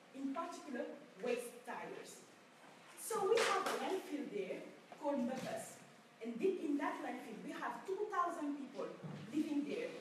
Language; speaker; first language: English; non-native, fluent; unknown